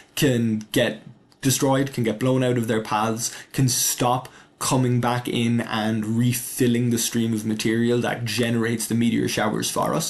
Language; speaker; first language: English; native; English